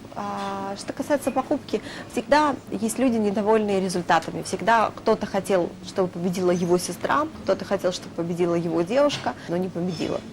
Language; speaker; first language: Russian; native; Russian